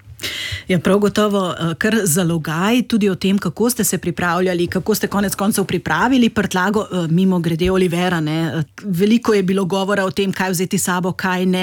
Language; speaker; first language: Slovenian; native; Slovenian